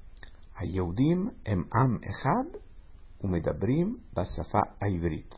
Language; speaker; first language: Hebrew; non-native, fluent; Italian